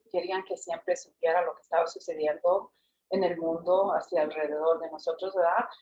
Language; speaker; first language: Spanish; early bilingual, heritage; English